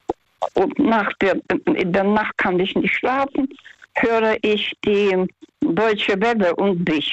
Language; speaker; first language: German; non-native, fluent; Russian